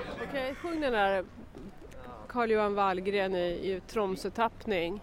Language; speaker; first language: Swedish; native; Swedish